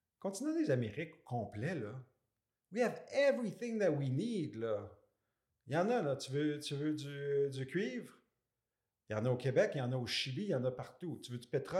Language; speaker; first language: French; native; French